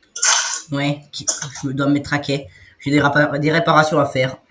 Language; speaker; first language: French; native; French